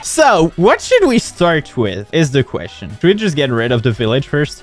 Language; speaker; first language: English; non-native, fluent; French